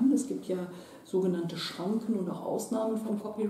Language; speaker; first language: German; native; German